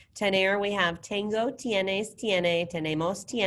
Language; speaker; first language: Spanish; non-native, fluent; English